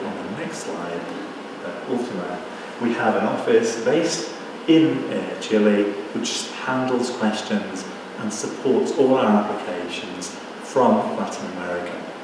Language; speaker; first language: English; native; English